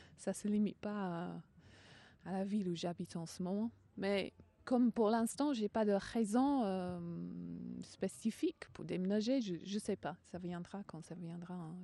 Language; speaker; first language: French; non-native, fluent; English